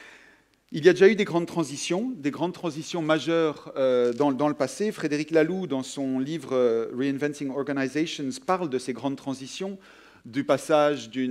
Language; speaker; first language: French; native; French